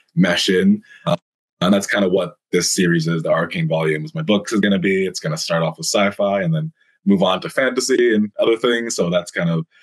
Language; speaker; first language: English; native; English